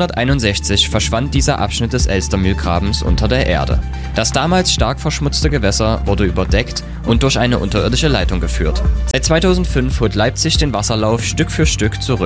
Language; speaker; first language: German; native; German